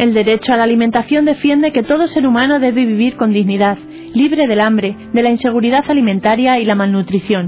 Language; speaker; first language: Spanish; native; Spanish